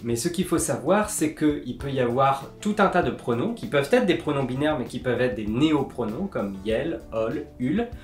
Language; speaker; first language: French; native; French